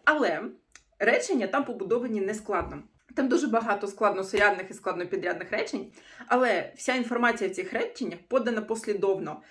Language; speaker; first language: Ukrainian; non-native, local second language; Russian